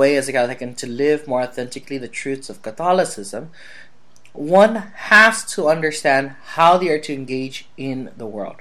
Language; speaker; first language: English; native; English